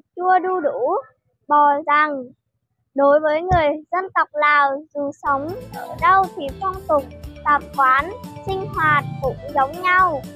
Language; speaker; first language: Vietnamese; non-native, local second language; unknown